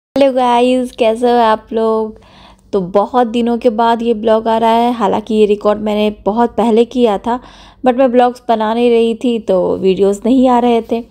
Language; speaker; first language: Hindi; native; Hindi